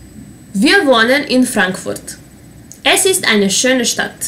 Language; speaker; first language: German; non-native, fluent; Serbian